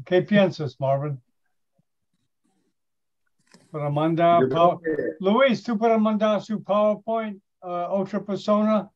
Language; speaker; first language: Spanish; non-native, learner; English